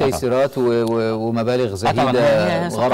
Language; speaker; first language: Arabic; native; Arabic